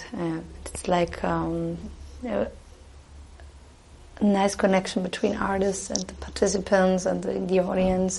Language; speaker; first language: English; non-native, fluent; German